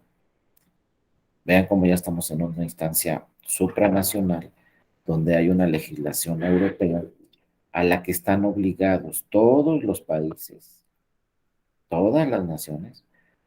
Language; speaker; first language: Spanish; native; Spanish